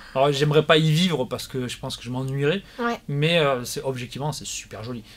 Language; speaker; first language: French; native; French